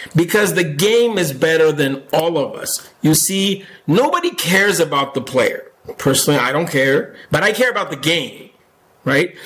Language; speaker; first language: English; non-native, fluent; Spanish